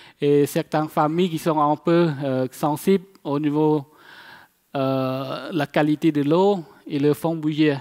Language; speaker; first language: French; non-native, fluent; Khmer